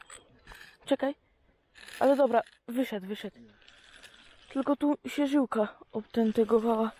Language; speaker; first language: Polish; native; Polish